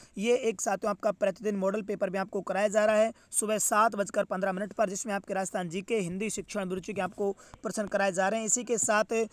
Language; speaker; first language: Hindi; native; Hindi